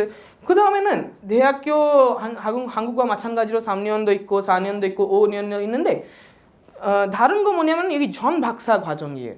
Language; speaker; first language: Korean; non-native, fluent; Odia